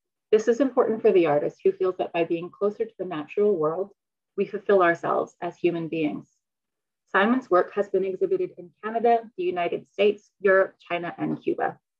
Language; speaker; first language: English; native; English